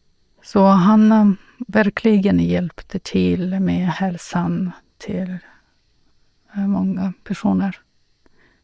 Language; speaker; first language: Swedish; non-native, fluent; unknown